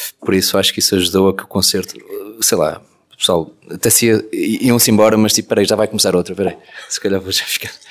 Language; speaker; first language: Portuguese; native; Portuguese